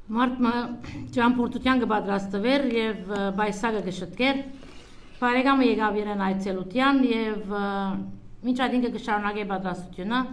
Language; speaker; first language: Armenian; native; Armenian